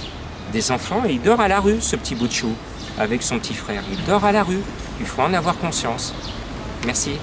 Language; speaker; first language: French; native; French